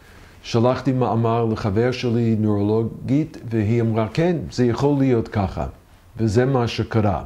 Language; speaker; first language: Hebrew; non-native, learner; English